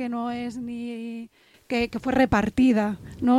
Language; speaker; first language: Spanish; native; Spanish